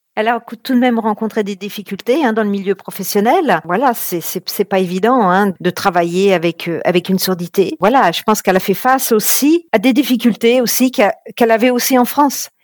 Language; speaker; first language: French; native; French